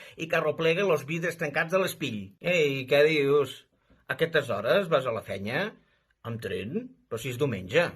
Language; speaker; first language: Catalan; native; Catalan